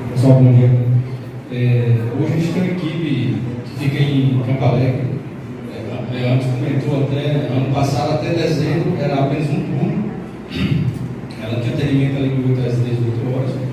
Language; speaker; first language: Portuguese; native; Portuguese